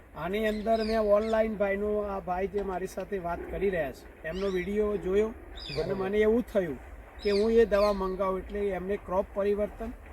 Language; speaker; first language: Gujarati; native; Gujarati